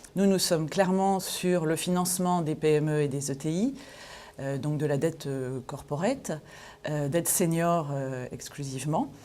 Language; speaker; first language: French; native; French